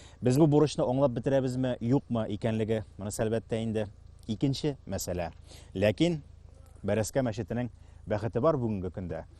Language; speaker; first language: Tatar; native; Tatar